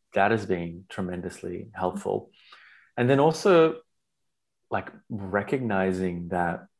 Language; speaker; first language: English; non-native, local second language; Sinhala